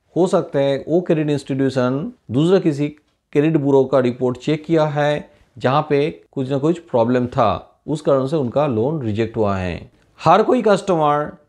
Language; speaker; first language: Hindi; non-native, local second language; Bangla